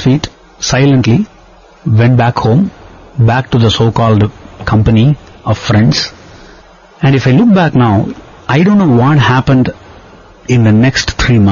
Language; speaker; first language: English; non-native, local second language; Tamil